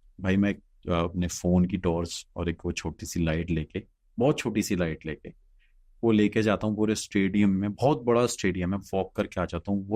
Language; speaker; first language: Hindi; native; Hindi